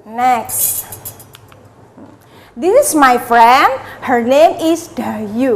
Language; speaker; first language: English; non-native, learner; Indonesian